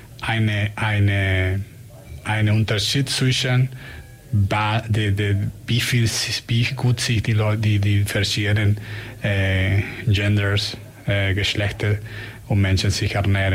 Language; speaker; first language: German; non-native, learner; Spanish